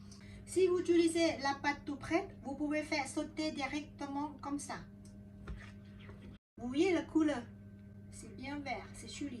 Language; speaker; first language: French; non-native, learner; Thai